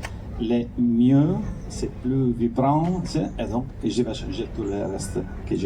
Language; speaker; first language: French; non-native, fluent; Italian